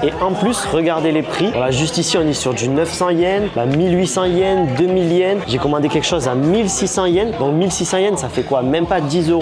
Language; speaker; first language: French; native; French